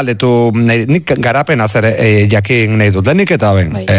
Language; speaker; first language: Basque; native; Basque